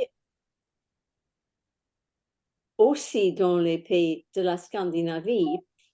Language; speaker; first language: French; non-native, fluent; English